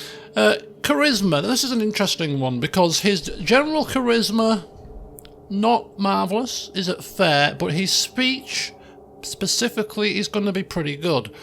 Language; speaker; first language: English; native; English